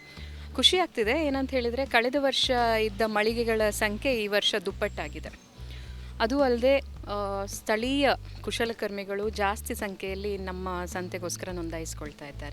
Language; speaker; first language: Kannada; native; Kannada